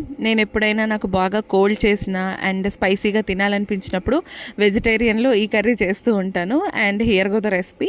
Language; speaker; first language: Telugu; native; Telugu